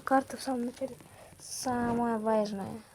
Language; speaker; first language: Russian; native; Russian